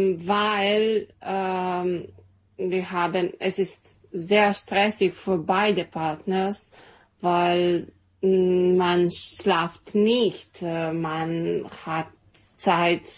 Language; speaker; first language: German; non-native, fluent; Serbian